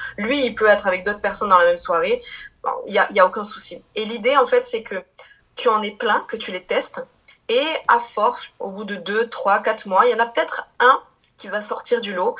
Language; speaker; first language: French; early bilingual, other home language; Portuguese